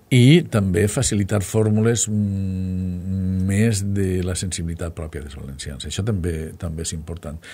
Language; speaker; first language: Catalan; native; Catalan